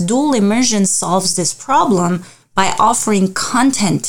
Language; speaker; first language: English; early bilingual, other home language; Armenian